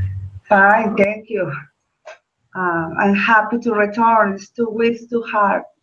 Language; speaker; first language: English; non-native, learner; Spanish